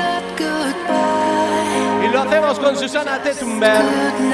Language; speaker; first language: Spanish; native; Spanish